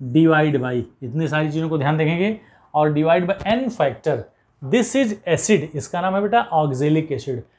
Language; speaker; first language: Hindi; native; Hindi